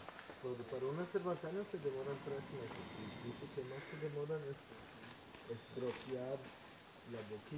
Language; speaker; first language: Spanish; native; Spanish